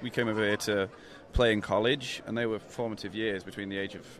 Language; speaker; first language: English; native; English